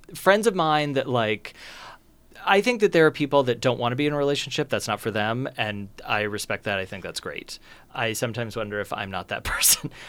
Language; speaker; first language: English; native; English